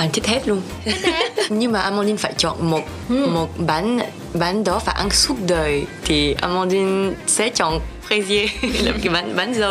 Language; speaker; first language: Vietnamese; early bilingual, heritage; French